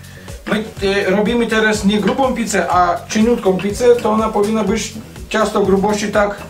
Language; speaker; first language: Polish; non-native, learner; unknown